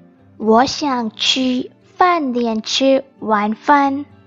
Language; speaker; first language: Chinese; non-native, fluent; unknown